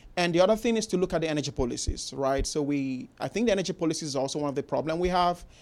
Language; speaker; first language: English; non-native, local second language; Igbo